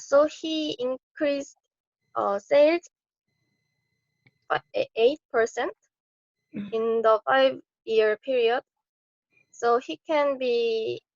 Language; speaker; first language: English; non-native, learner; Korean